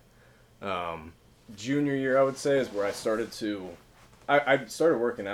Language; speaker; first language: English; native; English